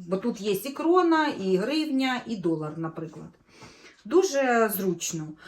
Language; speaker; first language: Ukrainian; native; Ukrainian